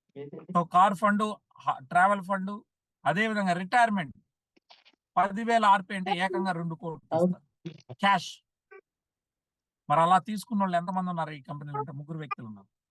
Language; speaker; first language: Telugu; native; Telugu